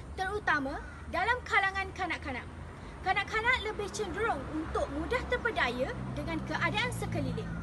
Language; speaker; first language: Malay; native; Malay